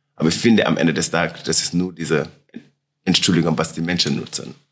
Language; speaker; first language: German; non-native, learner; Wolof